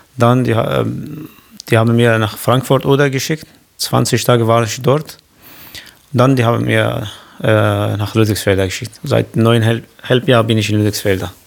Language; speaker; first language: German; non-native, learner; Kurdish